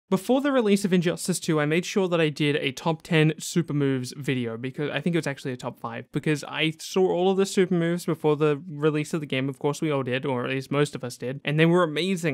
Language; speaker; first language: English; native; English